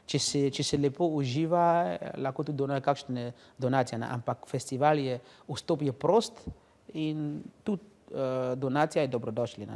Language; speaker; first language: Slovenian; non-native, learner; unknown